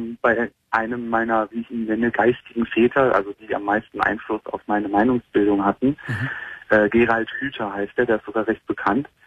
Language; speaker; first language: German; native; German